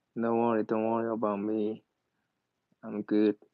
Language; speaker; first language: English; non-native, learner; Korean